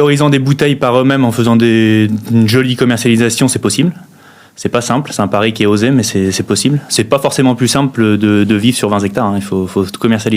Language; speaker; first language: French; native; French